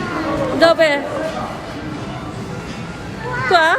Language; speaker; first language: Italian; non-native, fluent; Filipino